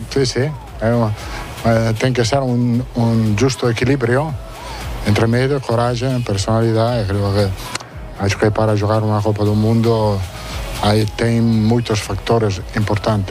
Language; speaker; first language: Portuguese; non-native, fluent; Italian